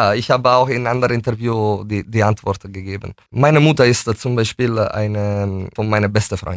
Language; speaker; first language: German; non-native, fluent; Italian